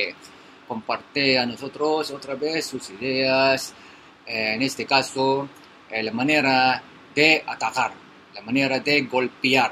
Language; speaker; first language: Spanish; non-native, learner; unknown